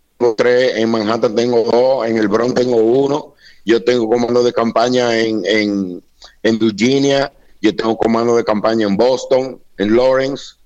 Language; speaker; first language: Spanish; native; Spanish